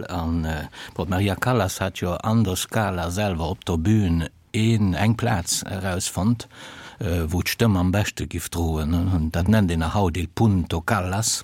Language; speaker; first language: Luxembourgish; early bilingual, other home language; Italian